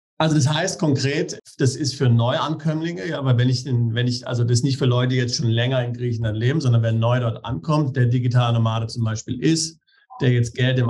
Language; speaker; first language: German; native; German